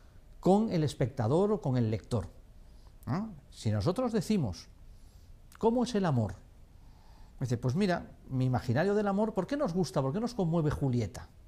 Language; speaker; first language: Spanish; native; Spanish